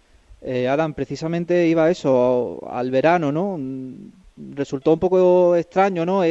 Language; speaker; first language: Spanish; native; Spanish